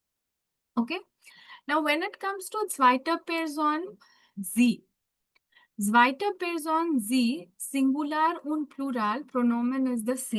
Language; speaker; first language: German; non-native, fluent; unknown